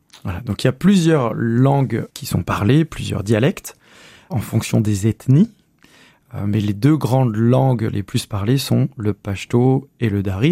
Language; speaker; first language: French; native; French